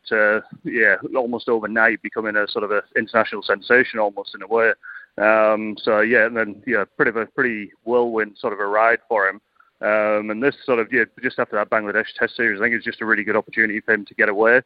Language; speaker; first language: English; native; English